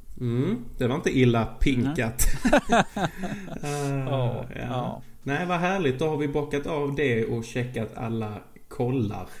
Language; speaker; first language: Swedish; native; Swedish